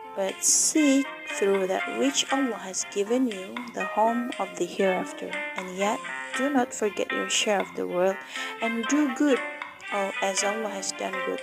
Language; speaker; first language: English; non-native, fluent; Indonesian